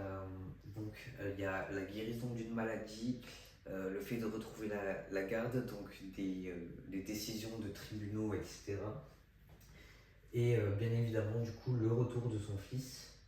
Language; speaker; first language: French; native; French